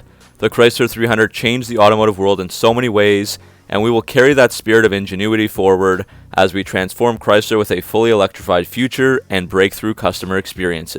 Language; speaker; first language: English; native; English